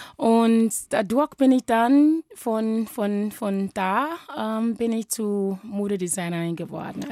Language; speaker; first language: German; non-native, fluent; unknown